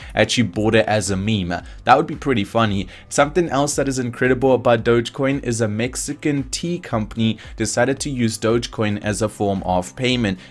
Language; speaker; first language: English; native; English